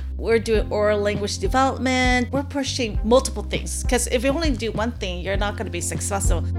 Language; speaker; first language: English; early bilingual, other home language; Hmong